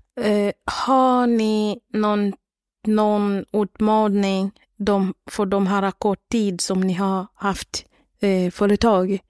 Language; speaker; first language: Swedish; non-native, learner; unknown